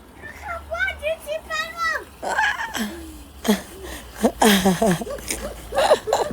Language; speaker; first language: French; native; French